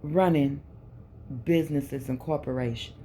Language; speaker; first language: English; native; English